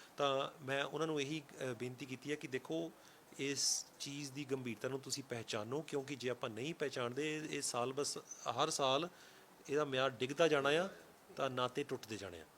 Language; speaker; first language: Punjabi; early bilingual, heritage; Punjabi